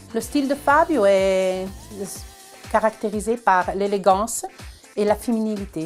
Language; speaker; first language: French; non-native, local second language; Italian